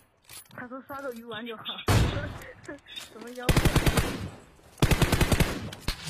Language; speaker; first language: Chinese; native; Chinese